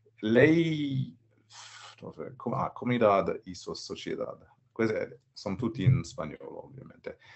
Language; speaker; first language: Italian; non-native, learner; English